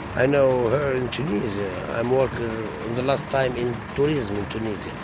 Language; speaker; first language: English; non-native, learner; Arabic